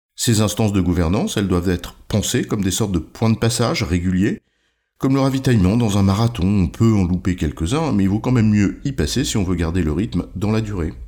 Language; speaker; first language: French; native; French